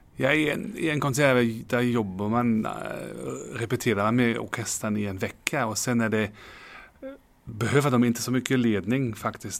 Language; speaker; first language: Swedish; non-native, fluent; German